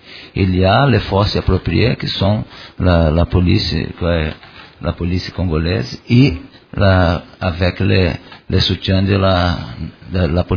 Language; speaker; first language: French; non-native, learner; Portuguese